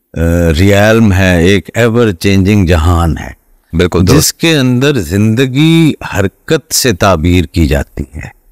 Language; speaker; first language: Urdu; non-native, local second language; Punjabi